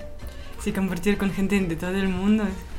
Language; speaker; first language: Spanish; non-native, fluent; Russian